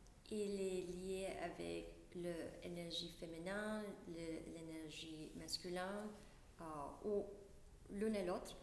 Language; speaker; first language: French; non-native, learner; English